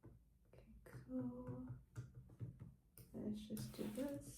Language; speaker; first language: English; native; English